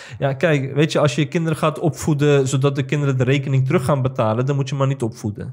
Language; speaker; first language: Dutch; early bilingual, other home language; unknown